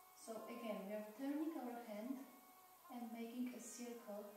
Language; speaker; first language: English; non-native, fluent; Polish